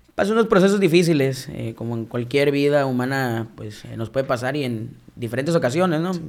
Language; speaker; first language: Spanish; native; Spanish